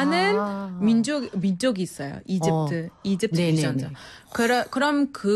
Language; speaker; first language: Korean; non-native, fluent; Arabic